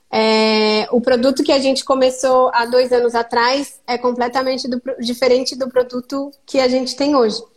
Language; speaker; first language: Portuguese; native; Portuguese